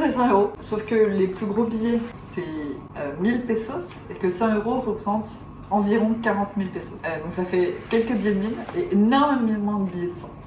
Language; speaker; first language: French; native; French